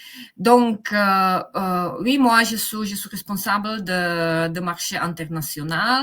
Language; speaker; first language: French; non-native, fluent; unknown